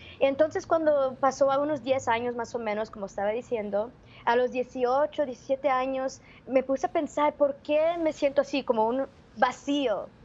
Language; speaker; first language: Spanish; early bilingual, heritage; Spanish